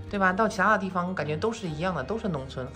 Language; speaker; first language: Chinese; native; Chinese